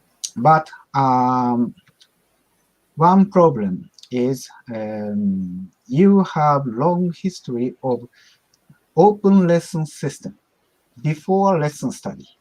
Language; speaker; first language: English; non-native, learner; Japanese